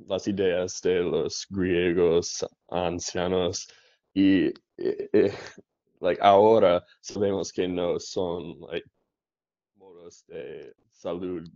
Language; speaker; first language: Spanish; non-native, learner; English